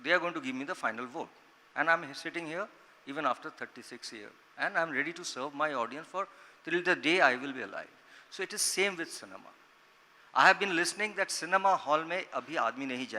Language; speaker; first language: English; non-native, local second language; Bangla